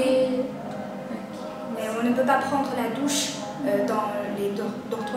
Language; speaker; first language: French; non-native, learner; Chinese